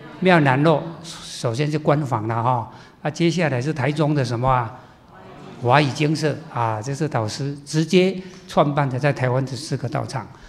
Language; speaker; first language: Chinese; native; Chinese